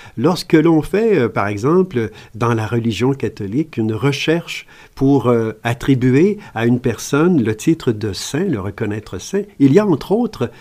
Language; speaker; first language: French; native; French